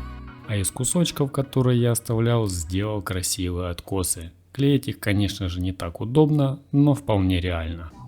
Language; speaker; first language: Russian; native; Russian